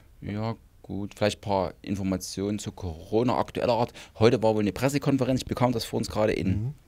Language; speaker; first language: German; native; German